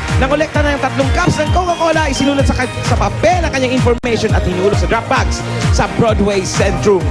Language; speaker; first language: Filipino; native; Filipino